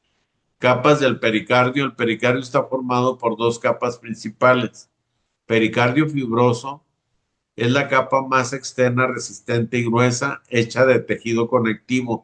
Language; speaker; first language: Spanish; native; Spanish